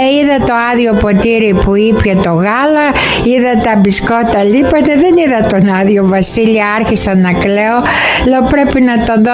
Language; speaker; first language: Greek; native; Greek